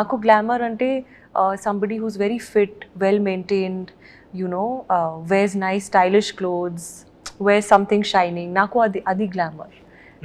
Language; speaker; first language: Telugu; non-native, learner; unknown